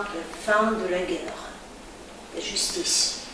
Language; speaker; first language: French; non-native, fluent; Azerbaijani